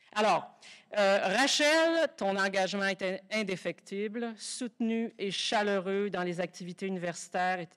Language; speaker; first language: French; native; French